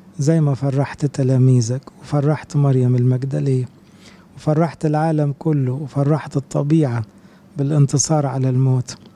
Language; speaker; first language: Arabic; native; Arabic